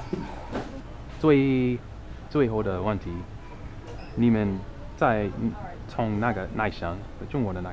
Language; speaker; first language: Chinese; non-native, fluent; English